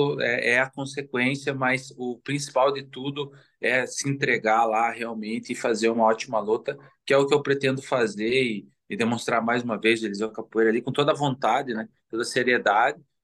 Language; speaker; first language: Portuguese; native; Portuguese